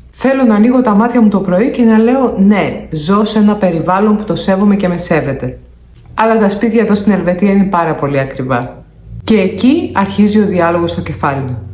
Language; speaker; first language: Greek; native; Greek